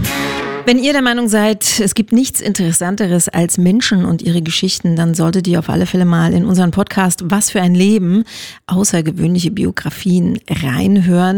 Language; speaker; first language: German; native; German